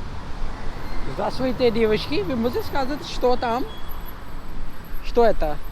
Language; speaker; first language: Russian; non-native, learner; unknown